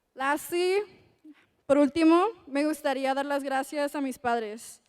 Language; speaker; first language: Spanish; early bilingual, heritage; Spanish